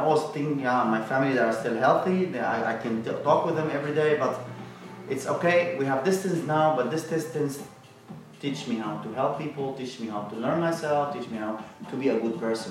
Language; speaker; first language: English; non-native, learner; Arabic